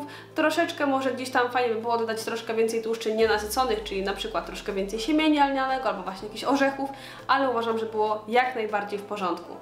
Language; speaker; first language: Polish; native; Polish